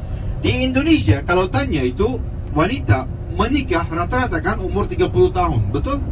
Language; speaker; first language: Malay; non-native, fluent; Turkish